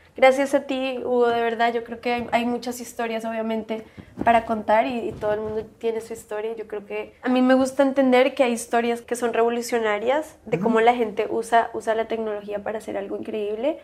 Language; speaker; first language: Spanish; early bilingual, heritage; Spanish